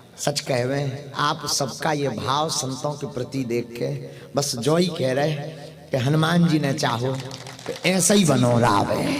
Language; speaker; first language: Hindi; native; Hindi